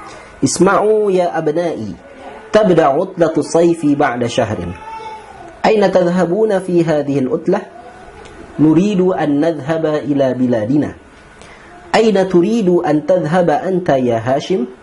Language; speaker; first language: Arabic; non-native, fluent; Indonesian